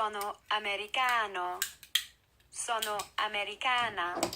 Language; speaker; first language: Italian; non-native, learner; English